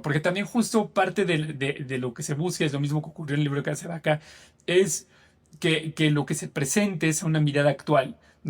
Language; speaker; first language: Spanish; native; Spanish